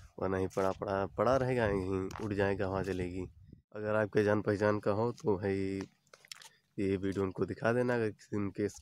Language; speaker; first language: Hindi; native; Hindi